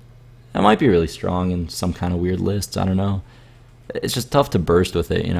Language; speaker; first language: English; native; English